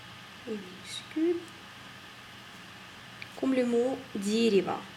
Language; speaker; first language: French; non-native, fluent; Russian